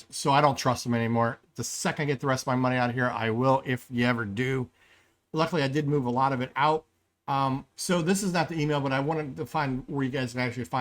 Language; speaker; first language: English; native; English